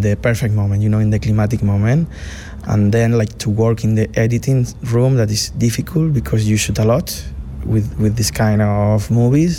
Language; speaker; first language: English; non-native, fluent; Spanish